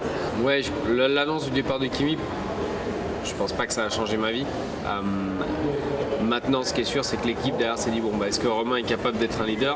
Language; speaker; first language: French; native; French